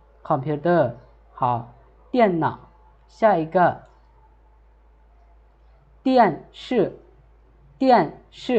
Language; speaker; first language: Chinese; non-native, fluent; Lao